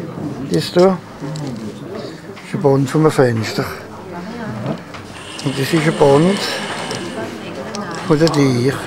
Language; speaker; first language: German; non-native, local second language; Swiss German